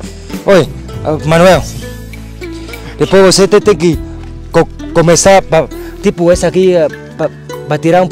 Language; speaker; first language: Portuguese; non-native, learner; Vietnamese